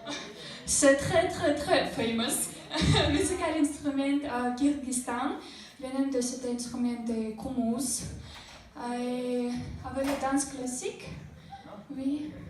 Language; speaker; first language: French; non-native, learner; Russian